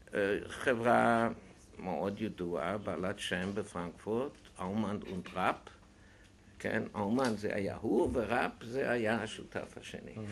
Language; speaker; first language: Hebrew; non-native, fluent; German